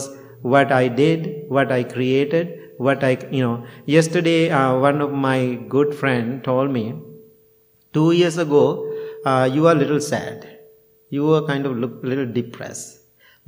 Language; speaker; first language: English; non-native, local second language; Sinhala